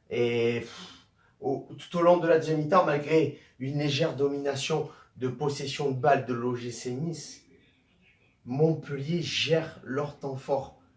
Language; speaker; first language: French; native; French